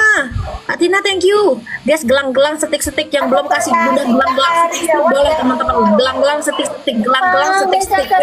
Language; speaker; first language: Indonesian; native; Indonesian